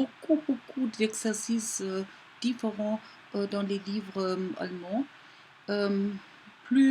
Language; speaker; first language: French; non-native, fluent; German